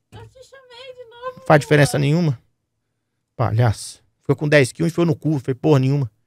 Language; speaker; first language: Portuguese; native; Portuguese